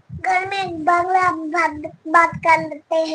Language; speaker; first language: Hindi; non-native, local second language; Bangla